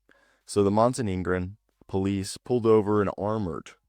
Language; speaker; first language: English; native; English